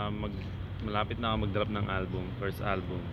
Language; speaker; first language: Filipino; native; Filipino